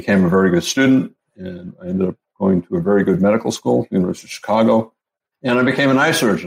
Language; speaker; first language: English; native; English